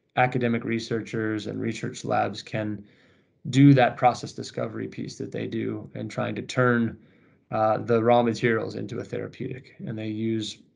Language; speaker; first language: English; native; English